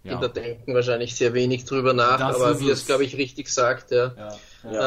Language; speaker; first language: German; native; German